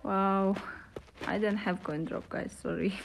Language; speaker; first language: English; non-native, learner; Russian